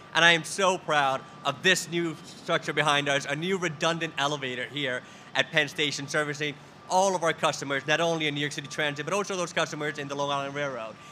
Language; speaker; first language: English; early bilingual, other home language; Spanish